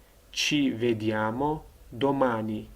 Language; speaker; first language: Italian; non-native, learner; Georgian